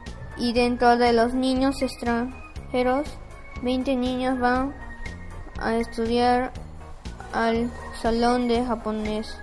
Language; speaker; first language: Spanish; early bilingual, heritage; Spanish